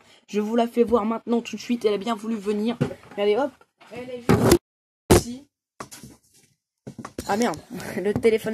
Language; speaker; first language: French; native; French